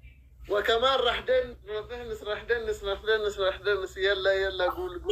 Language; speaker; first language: Arabic; non-native, learner; Amharic